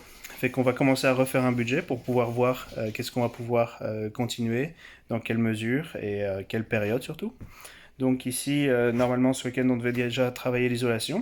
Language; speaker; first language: French; native; French